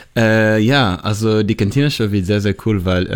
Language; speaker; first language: German; non-native, fluent; Hebrew